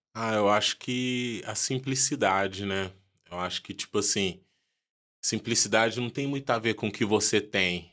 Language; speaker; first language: Portuguese; early bilingual, other home language; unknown